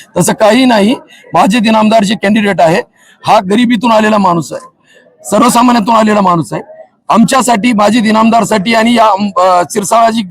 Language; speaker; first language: Marathi; non-native, local second language; Urdu